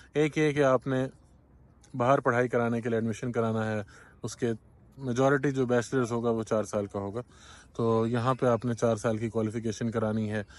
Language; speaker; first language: Urdu; native; Urdu